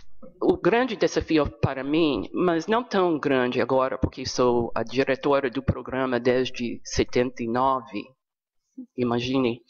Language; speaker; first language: Portuguese; non-native, fluent; English